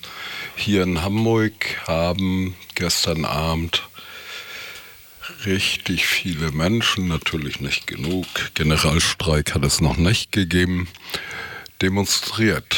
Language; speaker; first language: German; native; German